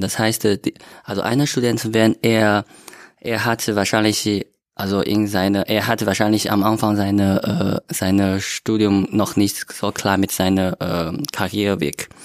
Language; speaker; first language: German; non-native, learner; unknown